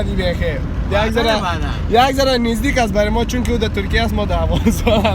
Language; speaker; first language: Persian; native; Persian